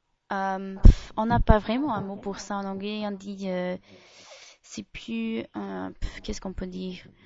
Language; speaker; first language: French; non-native, fluent; English